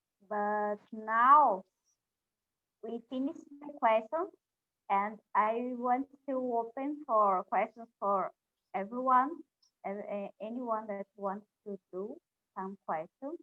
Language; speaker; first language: English; non-native, learner; Portuguese